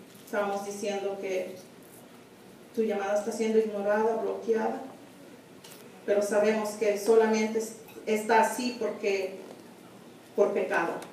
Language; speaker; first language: Spanish; early bilingual, heritage; Spanish